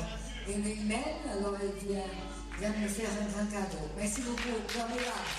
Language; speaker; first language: French; non-native, fluent; Portuguese